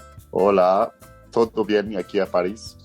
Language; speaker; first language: Spanish; non-native, fluent; English